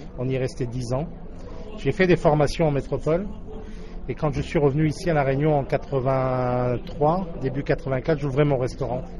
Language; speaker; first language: French; native; French